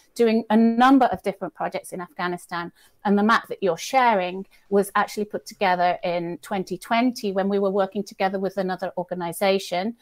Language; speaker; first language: English; native; English